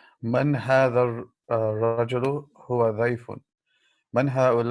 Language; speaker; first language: Arabic; non-native, learner; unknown